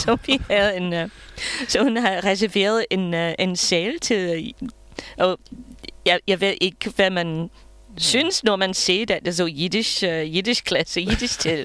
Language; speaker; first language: Danish; non-native, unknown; English